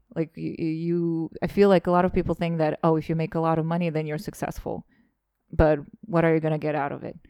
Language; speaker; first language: English; non-native, fluent; Estonian